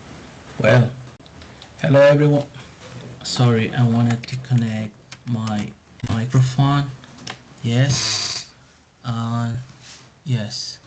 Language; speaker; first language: English; non-native, fluent; Spanish